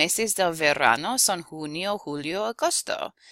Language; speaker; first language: Spanish; non-native, fluent; English